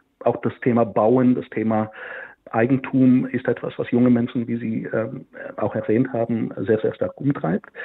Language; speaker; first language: German; non-native, fluent; Bulgarian